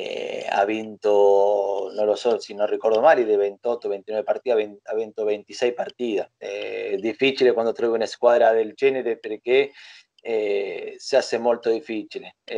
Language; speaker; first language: Italian; non-native, fluent; Spanish